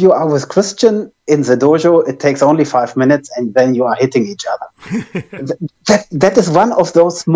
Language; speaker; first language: English; non-native, fluent; German